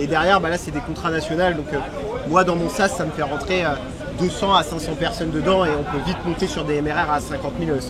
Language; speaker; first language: French; native; French